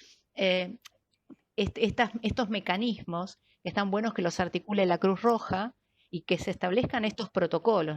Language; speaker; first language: Spanish; native; Spanish